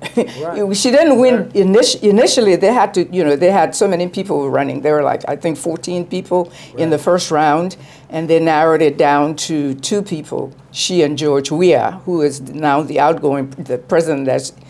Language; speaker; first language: English; native; English